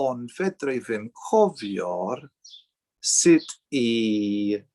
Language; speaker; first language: Welsh; non-native, learner; English